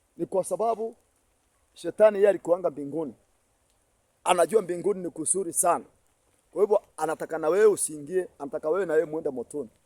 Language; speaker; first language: Swahili; non-native, local second language; Meru